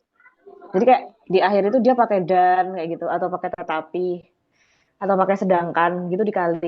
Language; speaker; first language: Indonesian; native; Indonesian